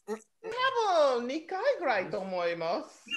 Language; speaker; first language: Japanese; non-native, learner; English